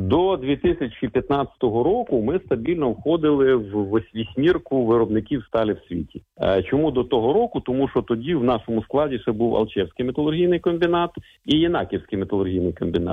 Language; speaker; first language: Ukrainian; native; Ukrainian